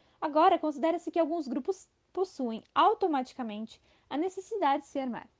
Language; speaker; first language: Portuguese; native; Portuguese